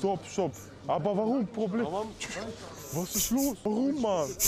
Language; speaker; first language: German; early bilingual, other home language; Russian